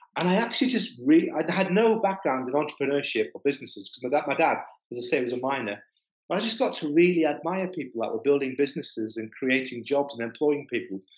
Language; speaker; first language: English; native; English